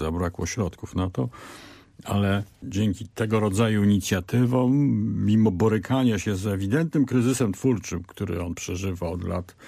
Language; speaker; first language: Polish; native; Polish